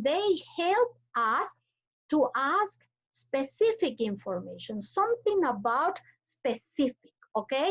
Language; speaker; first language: English; non-native, fluent; Spanish